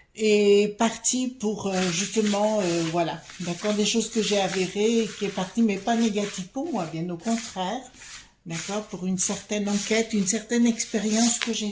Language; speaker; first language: French; native; French